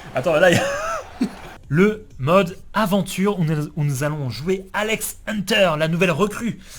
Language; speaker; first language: French; native; French